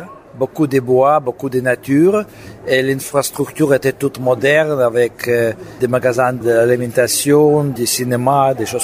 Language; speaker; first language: French; non-native, fluent; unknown